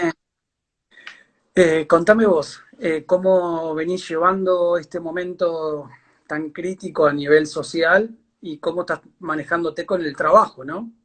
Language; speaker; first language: Spanish; native; Spanish